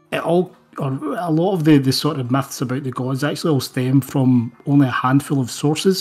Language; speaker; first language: English; native; English